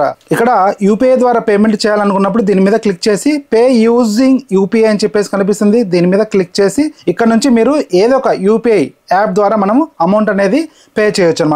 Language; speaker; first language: Telugu; native; Telugu